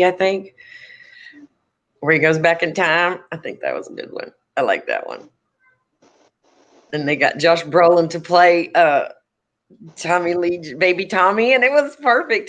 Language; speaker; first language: English; native; English